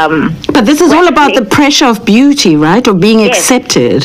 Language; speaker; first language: English; non-native, local second language; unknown